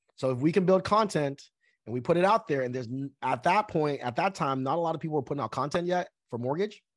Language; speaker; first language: English; early bilingual, other home language; Vietnamese